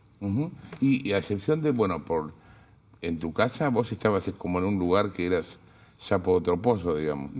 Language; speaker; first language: Spanish; native; Spanish